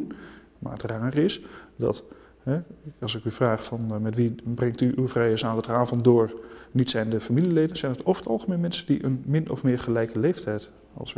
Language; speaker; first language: Dutch; native; Dutch